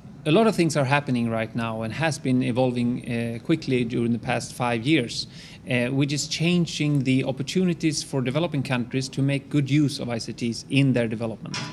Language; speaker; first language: English; non-native, fluent; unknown